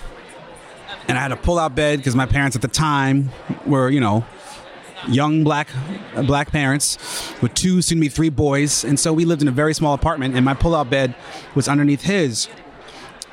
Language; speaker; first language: English; native; English